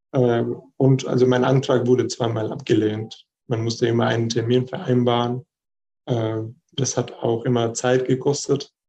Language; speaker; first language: German; non-native, fluent; Arabic